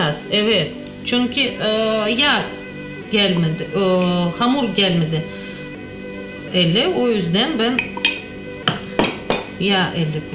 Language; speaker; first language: Turkish; non-native, learner; Russian